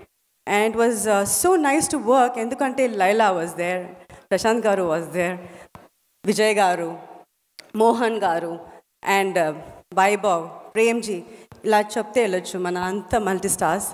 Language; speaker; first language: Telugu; non-native, fluent; Tamil